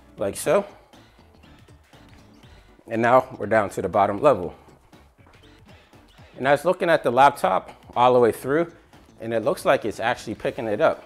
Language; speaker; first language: English; native; English